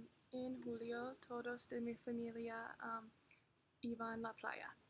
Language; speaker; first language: Spanish; non-native, learner; English